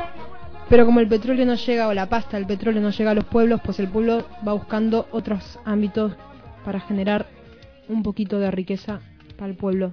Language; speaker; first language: Spanish; native; Spanish